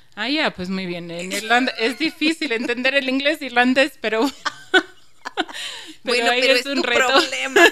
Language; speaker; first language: Spanish; non-native, fluent; English